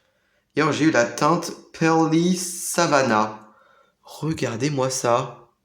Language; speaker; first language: French; native; French